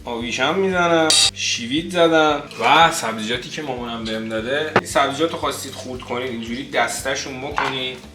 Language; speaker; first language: Persian; native; Persian